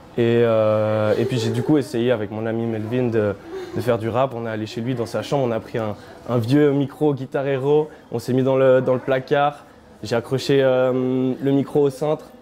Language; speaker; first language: French; native; French